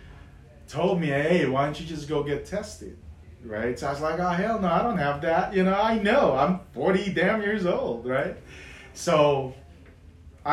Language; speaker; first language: English; non-native, local second language; Filipino